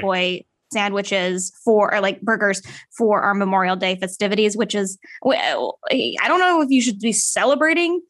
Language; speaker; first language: English; native; English